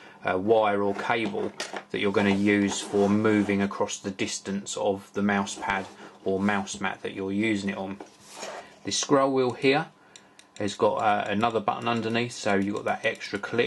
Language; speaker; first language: English; native; English